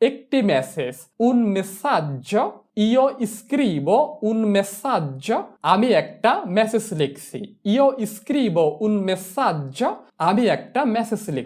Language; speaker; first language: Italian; non-native, fluent; Bangla